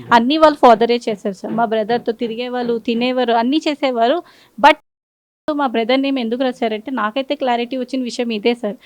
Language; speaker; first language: Telugu; non-native, local second language; Urdu